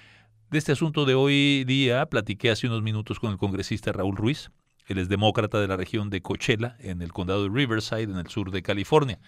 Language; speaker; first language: Spanish; native; Spanish